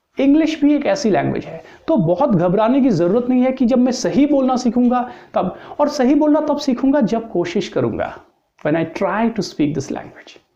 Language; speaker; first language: Hindi; native; Hindi